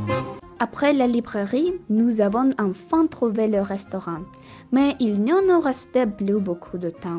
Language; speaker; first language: French; non-native, learner; Russian